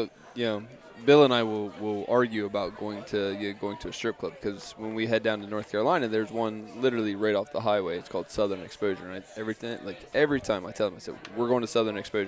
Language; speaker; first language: English; native; English